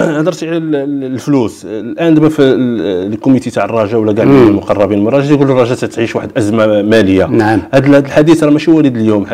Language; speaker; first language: Arabic; native; Arabic